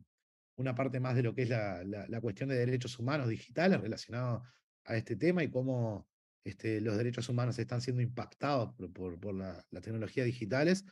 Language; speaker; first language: Spanish; native; Spanish